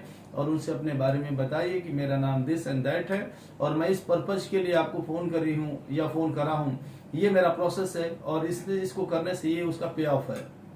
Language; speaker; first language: Hindi; native; Hindi